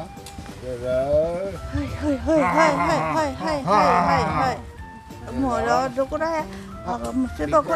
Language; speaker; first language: Japanese; native; Japanese